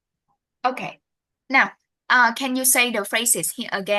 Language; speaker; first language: English; non-native, fluent; Vietnamese